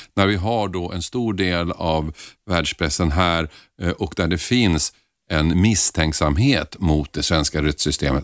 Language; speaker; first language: Swedish; native; Swedish